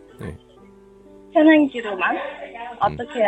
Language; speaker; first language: Korean; non-native, learner; Chinese